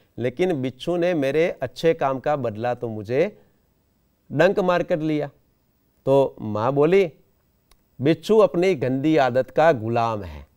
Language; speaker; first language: Hindi; non-native, local second language; Gujarati